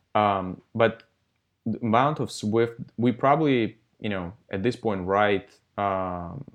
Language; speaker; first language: English; non-native, fluent; Russian